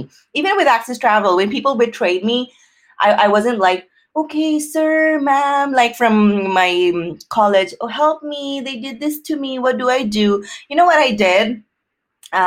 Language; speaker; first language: English; non-native, local second language; Filipino